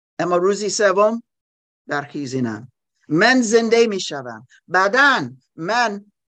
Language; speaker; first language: Persian; non-native, learner; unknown